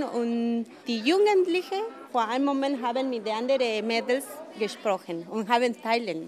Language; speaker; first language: German; non-native, learner; Spanish